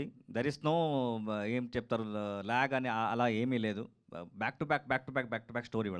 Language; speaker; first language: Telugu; non-native, learner; Kannada